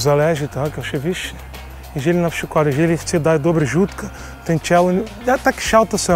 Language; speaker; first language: Polish; non-native, learner; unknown